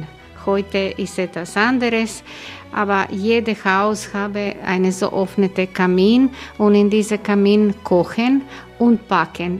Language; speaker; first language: German; non-native, learner; Croatian